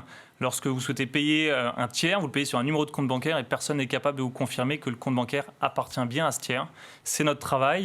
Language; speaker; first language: French; native; French